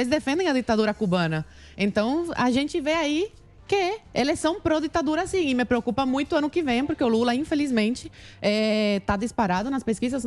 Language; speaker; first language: Portuguese; non-native, fluent; Spanish